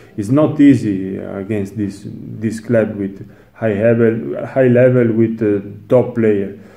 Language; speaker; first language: English; non-native, learner; Italian